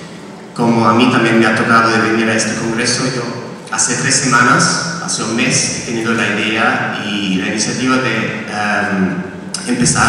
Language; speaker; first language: Spanish; non-native, fluent; German